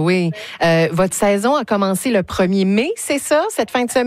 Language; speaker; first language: French; native; French